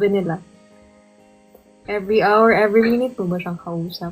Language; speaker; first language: Filipino; non-native, local second language; Cebuano